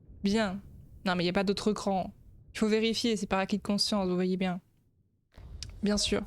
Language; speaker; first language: French; native; French